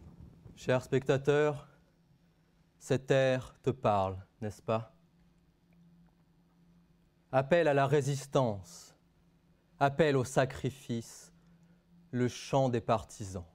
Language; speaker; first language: French; native; French